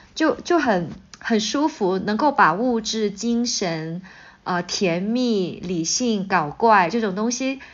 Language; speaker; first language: Chinese; native; Chinese